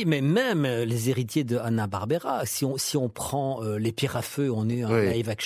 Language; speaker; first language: French; native; French